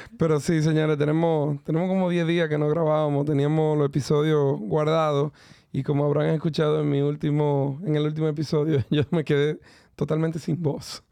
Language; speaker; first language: Spanish; native; Spanish